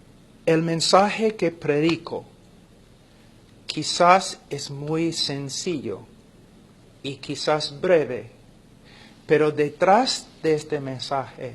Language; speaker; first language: Spanish; non-native, fluent; English